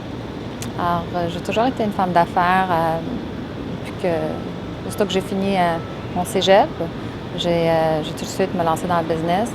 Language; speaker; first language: French; early bilingual, other home language; Arabic